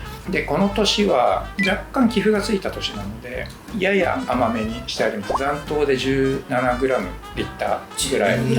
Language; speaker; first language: Japanese; native; Japanese